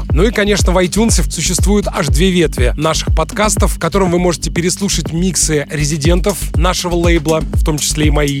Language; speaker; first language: Russian; native; Russian